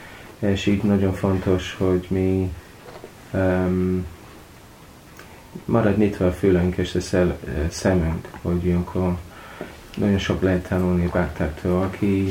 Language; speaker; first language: Hungarian; non-native, learner; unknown